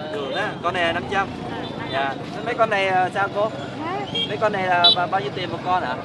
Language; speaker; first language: Vietnamese; early bilingual, heritage; Vietnamese